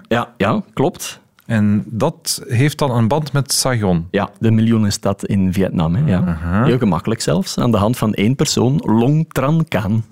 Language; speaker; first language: Dutch; native; Dutch